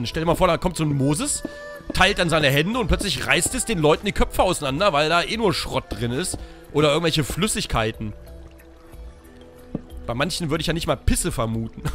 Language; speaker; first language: German; native; German